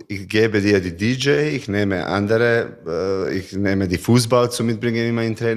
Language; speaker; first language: German; non-native, learner; Serbian